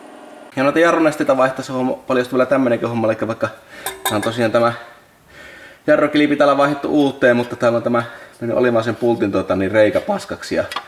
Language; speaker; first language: Finnish; native; Finnish